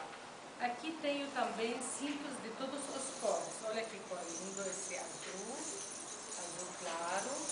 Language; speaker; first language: Portuguese; non-native, fluent; Arabic